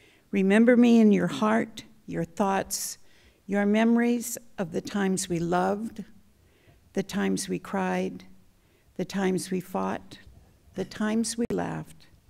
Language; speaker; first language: English; native; English